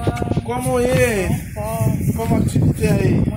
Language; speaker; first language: Portuguese; non-native, learner; Haitian Creole